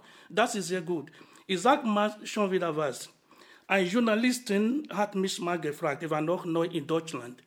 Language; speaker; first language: German; non-native, fluent; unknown